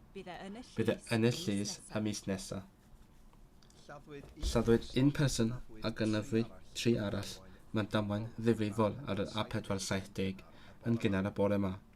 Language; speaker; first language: Welsh; non-native, learner; Cantonese